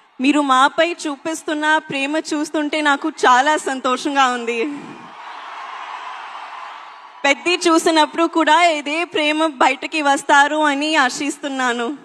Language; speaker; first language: Telugu; non-native, learner; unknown